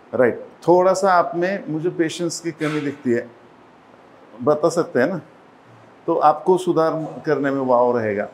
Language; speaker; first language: Hindi; non-native, local second language; Marathi